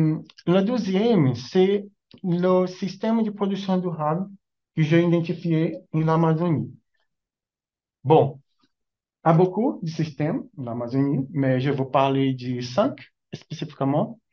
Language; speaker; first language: French; non-native, learner; Portuguese